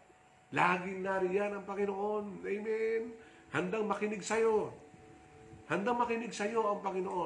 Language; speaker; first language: Filipino; native; Filipino